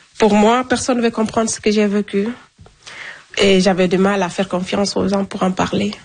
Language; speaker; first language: French; non-native, local second language; Fula